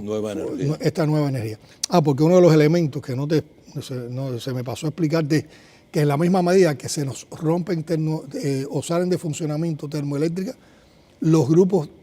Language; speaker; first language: Spanish; native; Spanish